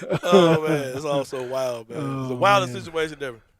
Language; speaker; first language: English; native; English